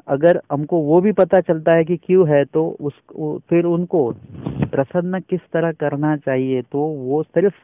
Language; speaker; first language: Hindi; non-native, local second language; Marathi